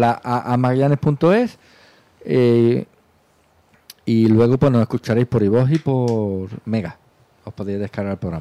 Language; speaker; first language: Spanish; native; Spanish